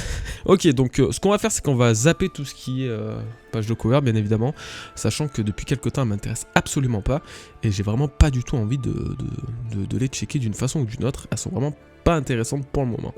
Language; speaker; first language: French; native; French